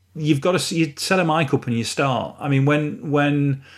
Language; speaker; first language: English; native; English